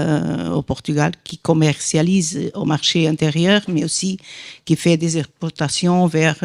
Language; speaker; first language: French; non-native, fluent; Portuguese